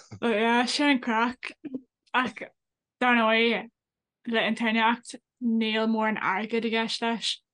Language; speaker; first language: Irish; non-native, local second language; English